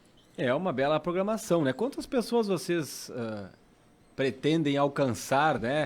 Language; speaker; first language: Portuguese; native; Portuguese